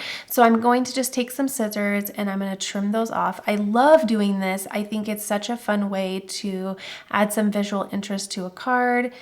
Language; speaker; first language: English; native; English